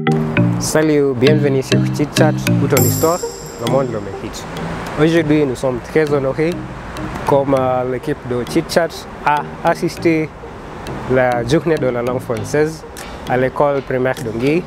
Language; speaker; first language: French; non-native, fluent; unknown